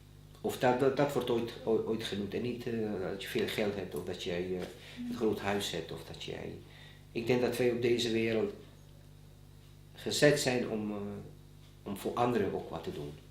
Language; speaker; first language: Dutch; non-native, fluent; Bosnian